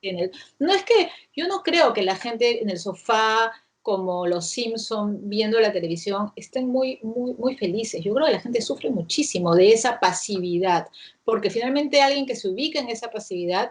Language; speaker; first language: Spanish; native; Spanish